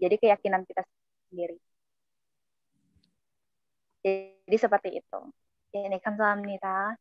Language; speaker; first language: Indonesian; native; Indonesian